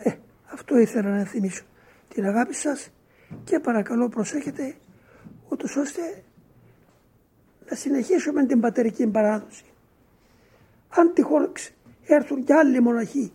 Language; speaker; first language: Greek; native; Greek